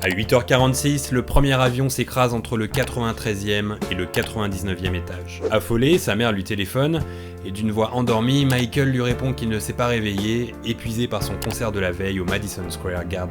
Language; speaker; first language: French; native; French